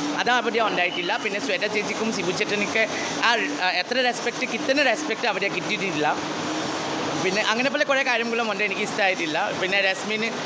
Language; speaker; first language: Malayalam; non-native, fluent; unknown